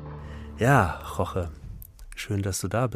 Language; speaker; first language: German; native; German